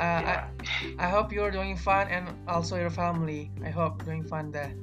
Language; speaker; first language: English; non-native, learner; Indonesian